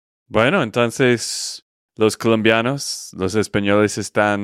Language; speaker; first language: Spanish; non-native, fluent; English